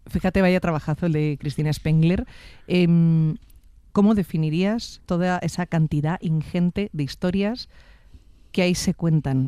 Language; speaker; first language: Spanish; native; Spanish